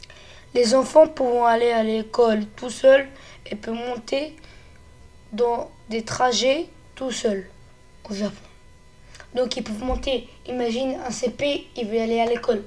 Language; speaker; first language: French; early bilingual, other home language; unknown